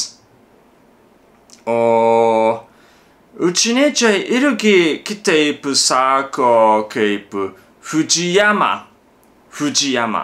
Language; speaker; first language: Lithuanian; non-native, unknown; Japanese